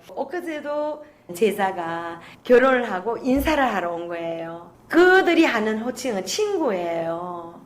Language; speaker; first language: Korean; native; Korean